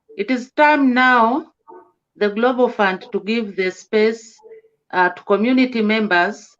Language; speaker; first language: English; non-native, local second language; Swahili